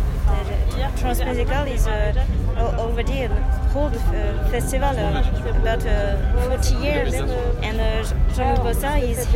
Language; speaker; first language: English; non-native, learner; French